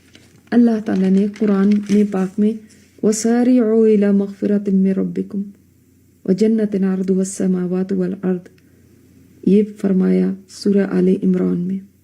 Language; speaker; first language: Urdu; native; Urdu